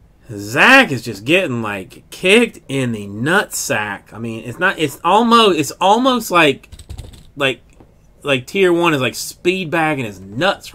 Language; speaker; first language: English; native; English